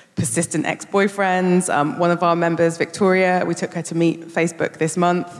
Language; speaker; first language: English; native; English